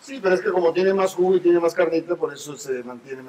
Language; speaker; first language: Spanish; native; Spanish